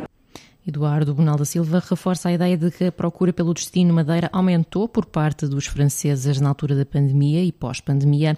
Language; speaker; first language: Portuguese; native; Portuguese